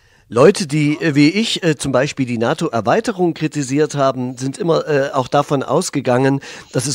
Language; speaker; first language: German; native; German